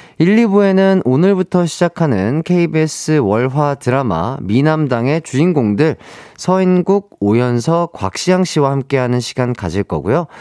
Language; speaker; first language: Korean; native; Korean